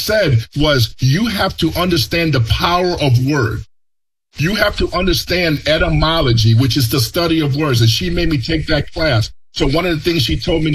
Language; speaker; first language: English; early bilingual, other home language; Spanish